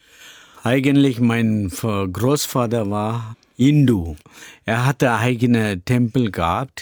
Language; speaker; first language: German; non-native, learner; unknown